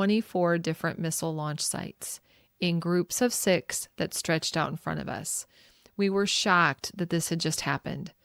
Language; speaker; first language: English; native; English